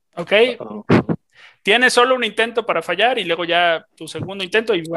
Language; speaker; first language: Spanish; native; Spanish